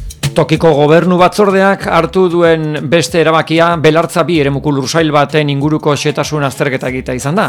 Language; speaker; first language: Basque; native; Basque